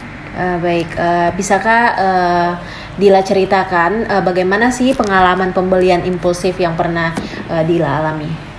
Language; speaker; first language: Indonesian; native; Indonesian